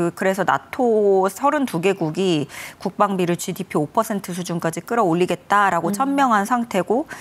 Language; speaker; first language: Korean; native; Korean